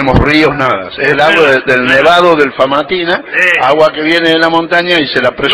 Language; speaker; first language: Spanish; native; Spanish